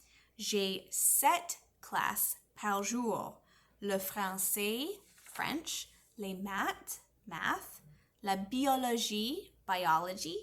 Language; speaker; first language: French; non-native, fluent; English